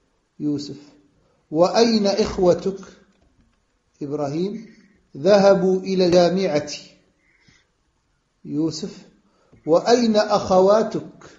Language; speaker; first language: Arabic; non-native, fluent; French